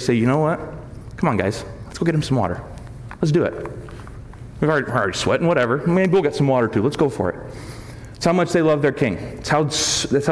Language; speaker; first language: English; native; English